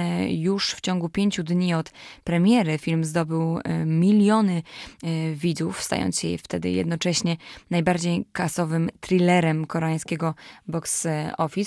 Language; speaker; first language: Polish; native; Polish